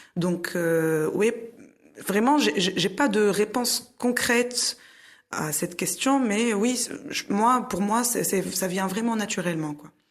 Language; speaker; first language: French; non-native, local second language; Arabic